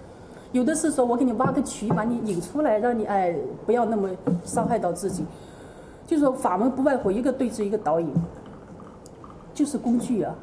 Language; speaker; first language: Chinese; native; Chinese